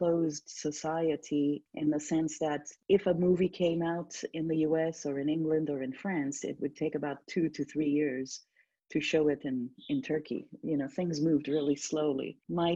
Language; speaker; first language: English; non-native, fluent; Turkish